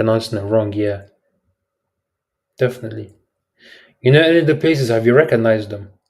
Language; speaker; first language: English; early bilingual, heritage; Arabic